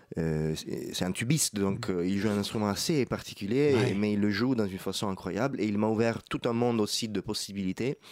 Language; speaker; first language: French; non-native, fluent; Italian